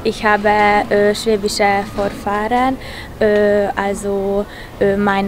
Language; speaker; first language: German; non-native, local second language; Hungarian